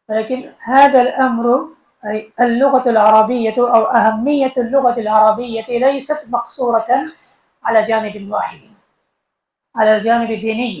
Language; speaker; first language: Arabic; non-native, fluent; Bangla